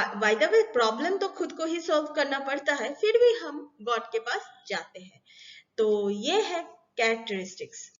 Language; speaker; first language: Hindi; non-native, local second language; Bangla